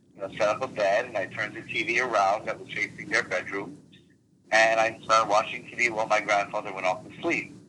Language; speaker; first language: English; early bilingual, other home language; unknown